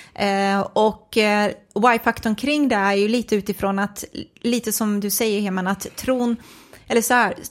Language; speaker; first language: Swedish; early bilingual, other home language; Croatian